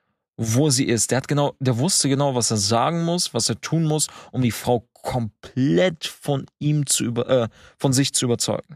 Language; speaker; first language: German; native; German